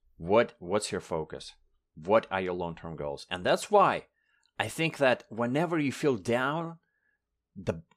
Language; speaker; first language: English; non-native, fluent; Russian